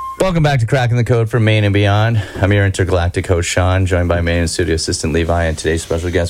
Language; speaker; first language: English; native; English